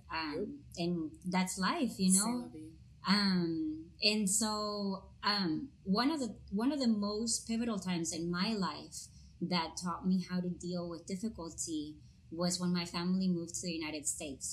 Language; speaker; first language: English; non-native, fluent; Spanish